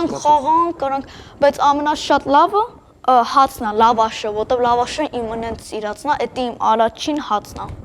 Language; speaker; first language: Armenian; early bilingual, heritage; Armenian